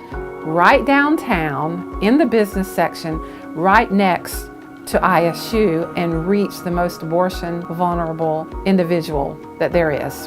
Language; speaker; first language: English; native; English